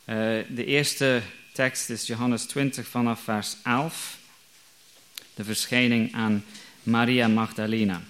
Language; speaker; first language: Dutch; non-native, fluent; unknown